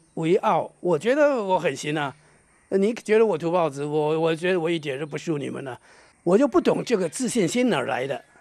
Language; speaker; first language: Chinese; non-native, local second language; Hakka Chinese